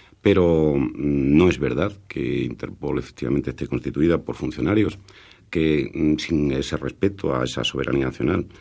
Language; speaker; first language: Spanish; native; Spanish